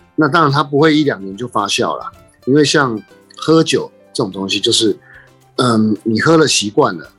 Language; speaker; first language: Chinese; native; Chinese